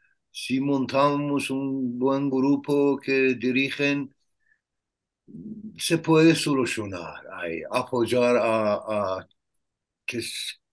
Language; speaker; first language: Spanish; non-native, learner; Persian